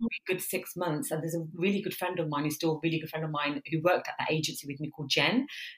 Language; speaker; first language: English; native; English